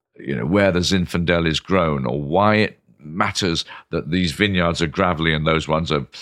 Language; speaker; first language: English; native; English